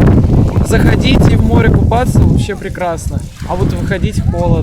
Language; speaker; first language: Russian; native; Russian